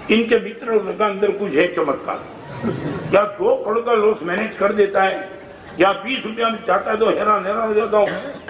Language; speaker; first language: Hindi; non-native, local second language; Gujarati